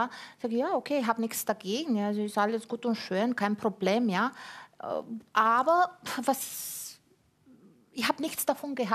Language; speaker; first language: German; non-native, fluent; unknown